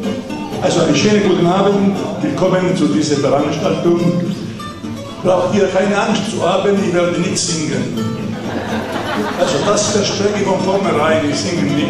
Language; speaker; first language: German; non-native, fluent; Italian